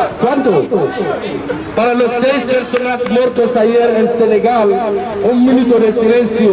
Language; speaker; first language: Spanish; non-native, fluent; Wolof